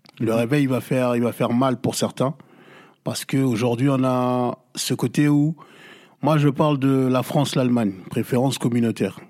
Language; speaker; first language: French; non-native, local second language; Lingala